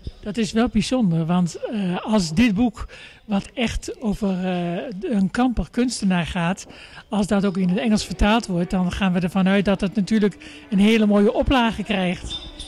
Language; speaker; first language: Dutch; native; Dutch